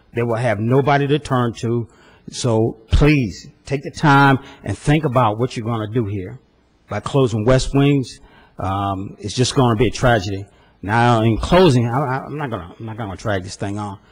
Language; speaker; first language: English; native; English